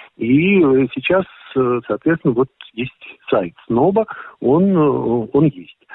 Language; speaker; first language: Russian; native; Russian